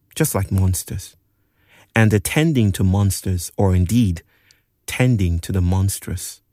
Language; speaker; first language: English; non-native, local second language; Yoruba